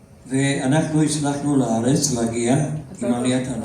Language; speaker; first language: Hebrew; non-native, fluent; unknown